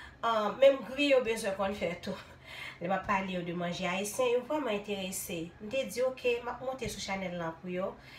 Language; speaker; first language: French; non-native, local second language; Haitian Creole